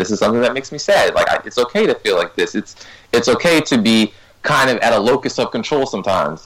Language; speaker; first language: English; native; English